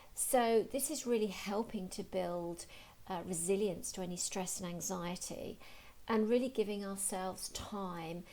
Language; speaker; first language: English; native; English